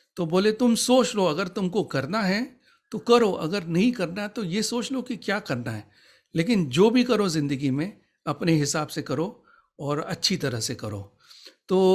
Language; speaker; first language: Hindi; native; Hindi